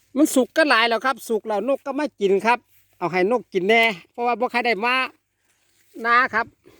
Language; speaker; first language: Thai; native; Thai